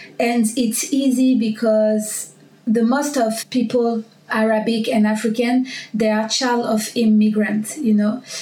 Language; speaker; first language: English; non-native, learner; French